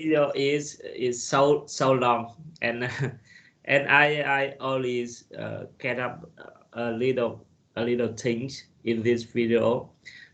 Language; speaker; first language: English; non-native, learner; Vietnamese